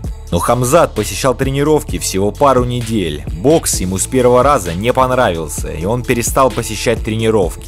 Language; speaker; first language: Russian; native; Russian